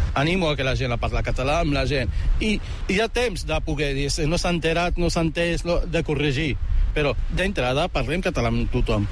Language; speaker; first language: Catalan; early bilingual, other home language; Arabic